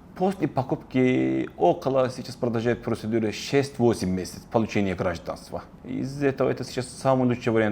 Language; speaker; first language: Russian; non-native, learner; Turkish